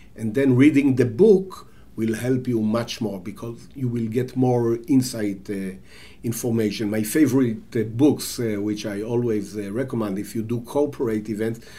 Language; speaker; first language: English; non-native, fluent; Hebrew